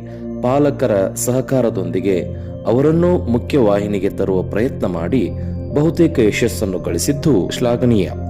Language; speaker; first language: Kannada; native; Kannada